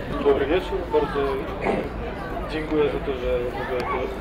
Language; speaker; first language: Polish; non-native, fluent; Ukrainian